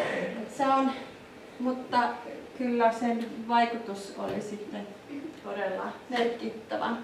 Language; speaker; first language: Finnish; non-native, fluent; Icelandic